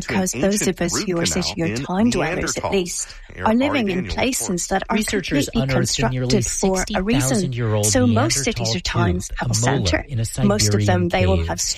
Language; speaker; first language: English; native; English